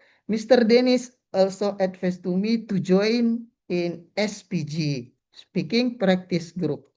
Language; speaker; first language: English; non-native, learner; Indonesian